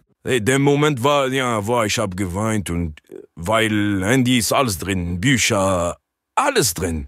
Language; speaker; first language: German; non-native, learner; French